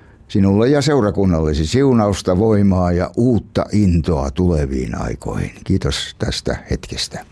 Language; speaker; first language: Finnish; native; Finnish